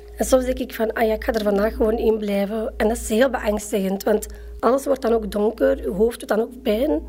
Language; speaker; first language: Dutch; early bilingual, other home language; Arabic